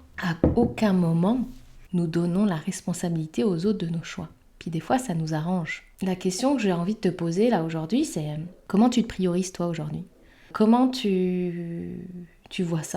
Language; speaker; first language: French; native; French